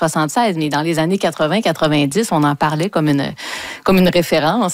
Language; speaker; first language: French; native; French